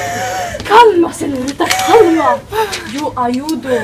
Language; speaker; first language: Spanish; non-native, learner; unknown